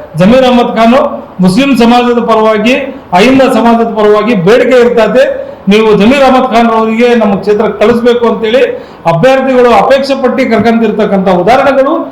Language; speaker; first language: Kannada; non-native, local second language; Urdu